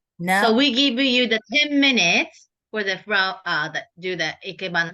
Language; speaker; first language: English; non-native, learner; Japanese